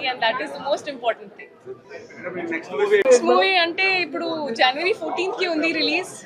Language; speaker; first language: Telugu; non-native, local second language; Hindi